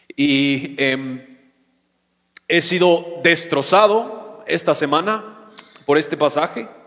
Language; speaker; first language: Spanish; non-native, fluent; English